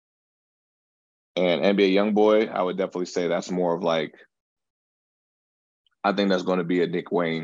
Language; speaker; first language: English; native; English